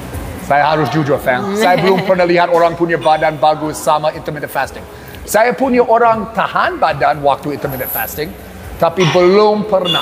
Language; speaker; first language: Indonesian; non-native, learner; English